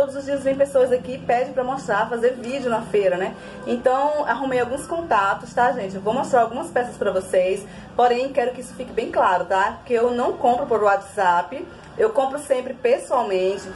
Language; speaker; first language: Portuguese; native; Portuguese